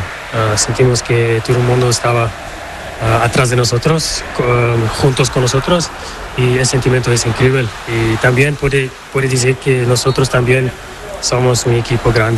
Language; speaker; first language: Spanish; non-native, learner; Portuguese